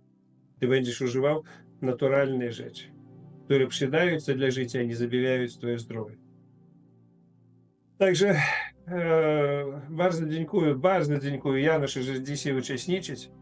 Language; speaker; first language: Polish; non-native, fluent; Russian